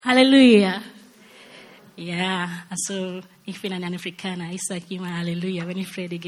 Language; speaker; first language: German; non-native, learner; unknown